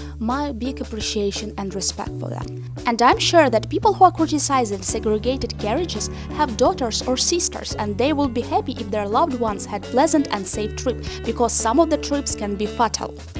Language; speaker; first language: English; non-native, fluent; Ukrainian